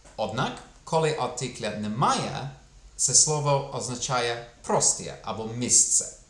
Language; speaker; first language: Ukrainian; non-native, fluent; English